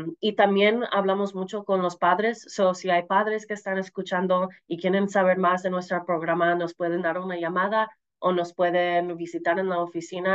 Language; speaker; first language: Spanish; early bilingual, heritage; Spanish